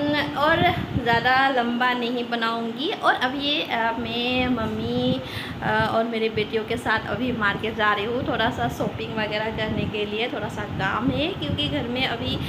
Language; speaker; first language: Hindi; non-native, local second language; Assamese